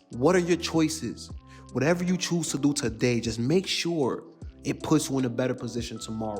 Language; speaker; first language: English; native; English